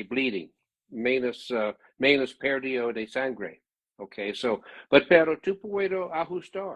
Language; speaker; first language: Spanish; non-native, learner; English